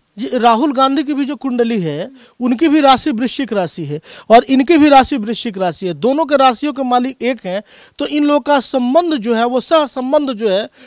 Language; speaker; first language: Hindi; native; Hindi